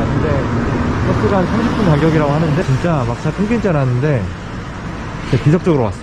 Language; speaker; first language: Korean; native; Korean